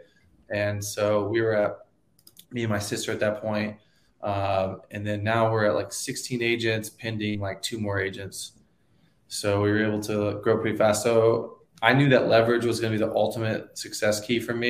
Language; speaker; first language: English; native; English